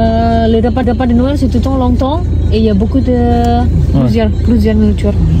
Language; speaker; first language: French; non-native, learner; Indonesian